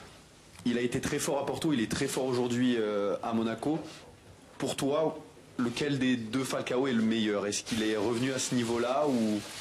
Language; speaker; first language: French; native; French